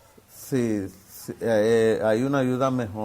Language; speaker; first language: Portuguese; non-native, learner; Spanish